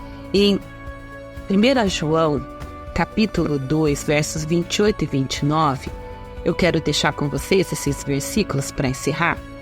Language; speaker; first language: Portuguese; native; Portuguese